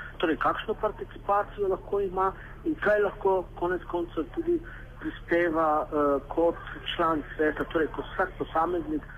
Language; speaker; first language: Slovenian; non-native, local second language; Romany